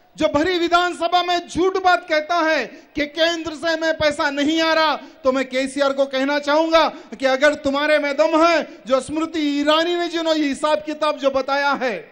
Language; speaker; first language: Hindi; native; Hindi